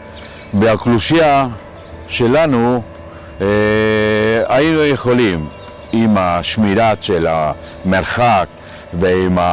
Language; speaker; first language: Hebrew; non-native, fluent; Russian